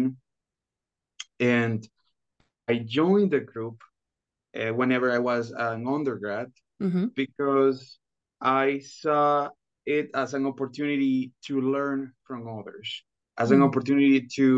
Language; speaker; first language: English; non-native, fluent; Spanish